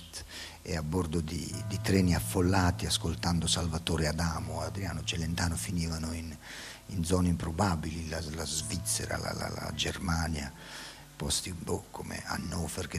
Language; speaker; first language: Italian; native; Italian